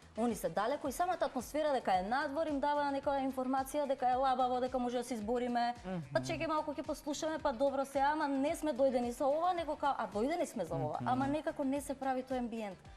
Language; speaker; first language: Macedonian; native; Macedonian